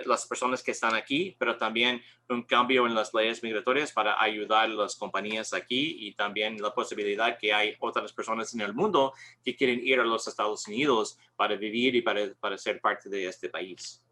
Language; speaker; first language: Spanish; non-native, learner; English